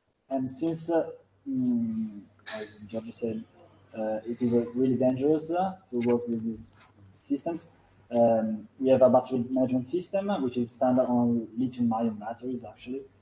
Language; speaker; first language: English; non-native, fluent; Italian